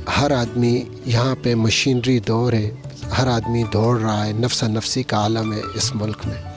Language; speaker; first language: Urdu; non-native, local second language; Northern Hindko